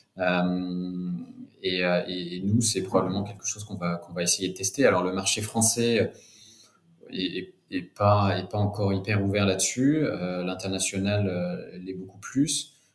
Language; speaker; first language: French; native; French